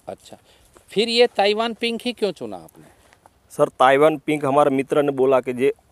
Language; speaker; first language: Hindi; non-native, local second language; Gujarati